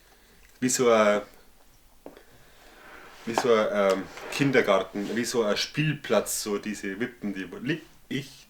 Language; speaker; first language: German; native; German